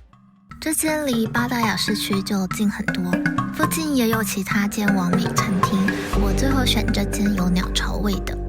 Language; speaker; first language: Chinese; native; Chinese